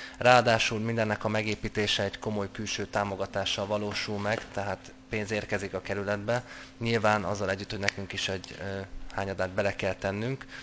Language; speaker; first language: Hungarian; native; Hungarian